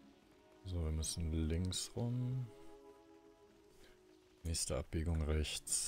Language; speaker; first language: German; native; German